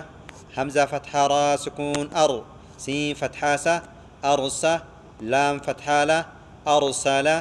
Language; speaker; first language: Arabic; non-native, fluent; Oromo